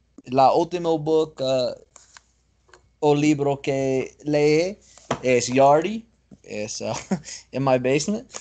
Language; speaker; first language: Spanish; non-native, learner; English